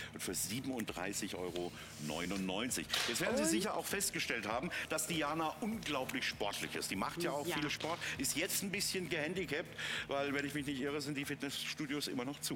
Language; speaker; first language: German; native; German